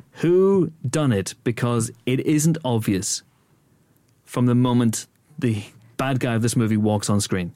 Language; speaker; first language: English; native; English